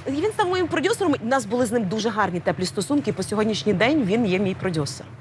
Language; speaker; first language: Ukrainian; native; Ukrainian